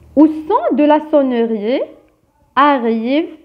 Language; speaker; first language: French; non-native, local second language; Arabic